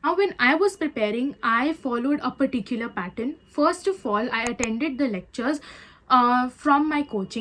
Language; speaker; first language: English; non-native, local second language; Hindi